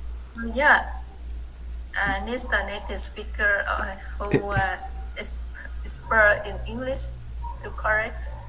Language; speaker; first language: English; non-native, learner; Vietnamese